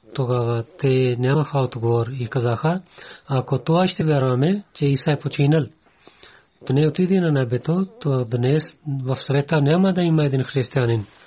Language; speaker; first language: Bulgarian; non-native, learner; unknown